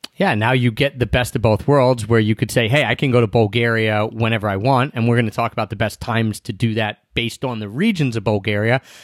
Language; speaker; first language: English; native; English